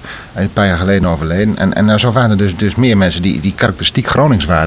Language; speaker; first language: Dutch; native; Dutch